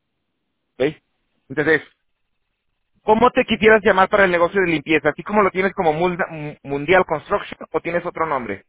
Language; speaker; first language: Spanish; native; Spanish